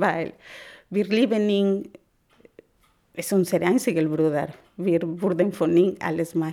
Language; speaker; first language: German; non-native, learner; Spanish